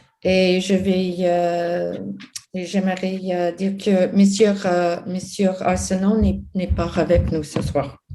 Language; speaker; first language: French; non-native, local second language; English